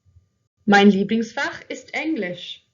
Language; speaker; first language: German; non-native, fluent; English